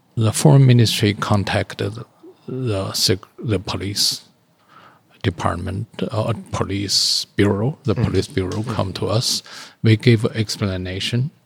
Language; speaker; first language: English; non-native, learner; Chinese